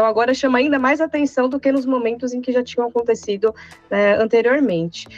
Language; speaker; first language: Portuguese; native; Portuguese